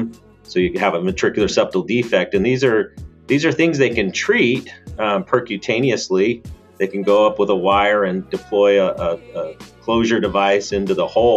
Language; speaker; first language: English; native; English